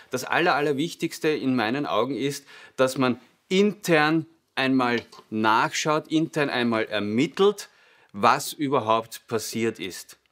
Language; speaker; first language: German; native; German